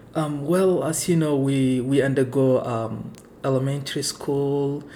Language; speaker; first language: English; non-native, local second language; Somali